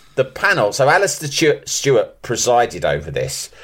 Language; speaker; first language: English; native; English